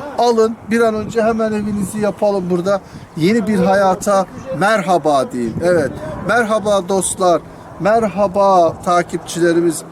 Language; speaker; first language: Turkish; native; Turkish